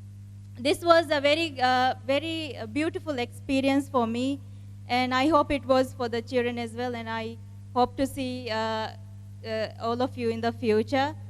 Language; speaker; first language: English; non-native, local second language; Divehi